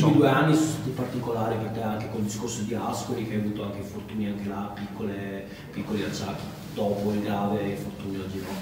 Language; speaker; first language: Italian; native; Italian